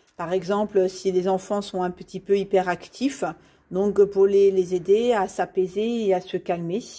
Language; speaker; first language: French; native; French